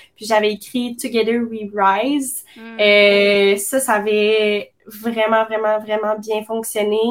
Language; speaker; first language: French; native; French